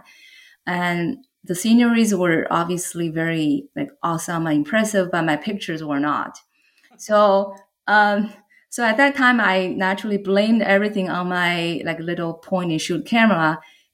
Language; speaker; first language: English; non-native, fluent; Chinese